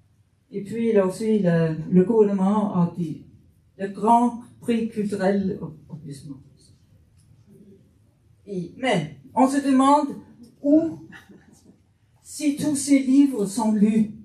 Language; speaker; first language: French; non-native, fluent; Faroese